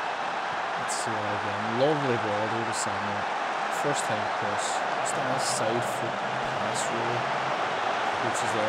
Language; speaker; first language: English; native; English